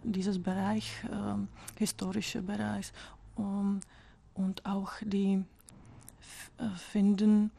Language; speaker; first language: German; non-native, fluent; Czech